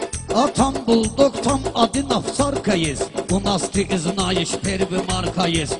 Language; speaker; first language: Russian; non-native, learner; Talysh